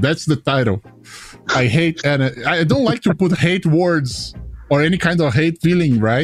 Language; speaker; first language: English; non-native, fluent; Portuguese